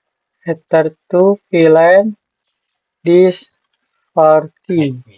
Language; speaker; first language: English; non-native, learner; Indonesian